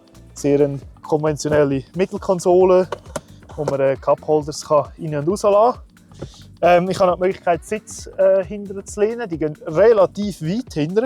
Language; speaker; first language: German; native; German